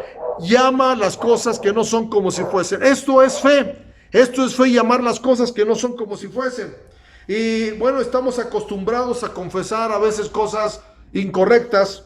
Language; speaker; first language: Spanish; native; Spanish